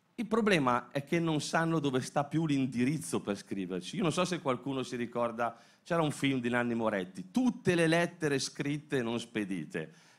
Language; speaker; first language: Italian; native; Italian